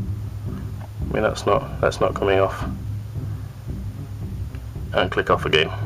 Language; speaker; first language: English; native; English